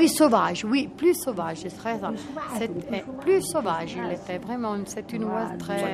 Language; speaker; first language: French; non-native, fluent; Italian